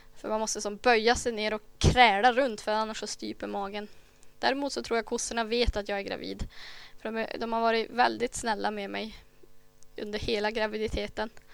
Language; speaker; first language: Swedish; native; Swedish